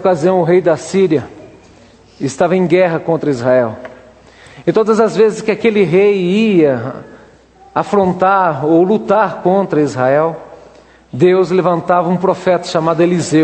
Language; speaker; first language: Portuguese; native; Portuguese